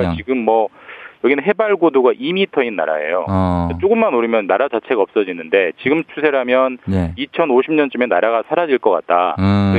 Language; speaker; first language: Korean; native; Korean